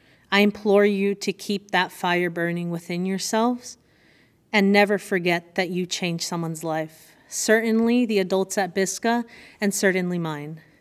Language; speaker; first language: English; early bilingual, other home language; Spanish